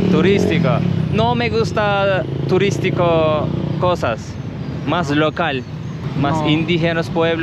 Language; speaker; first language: Spanish; non-native, learner; Turkish